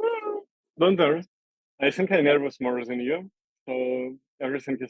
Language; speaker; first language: English; non-native, fluent; Ukrainian